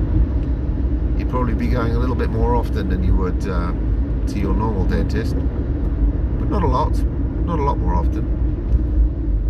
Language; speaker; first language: English; native; English